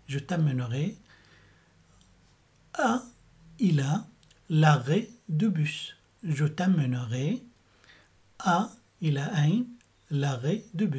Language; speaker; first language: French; non-native, fluent; Arabic